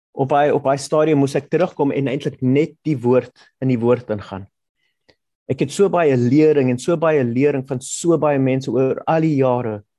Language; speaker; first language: Afrikaans; non-native, local second language; German